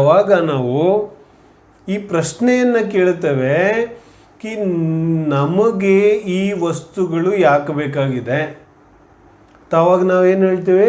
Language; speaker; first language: Kannada; non-native, local second language; Hindi